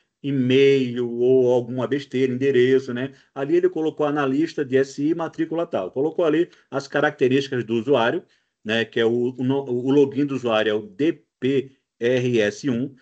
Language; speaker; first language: Portuguese; native; Portuguese